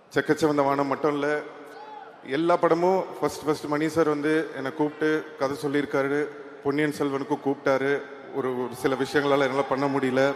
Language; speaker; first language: Tamil; native; Tamil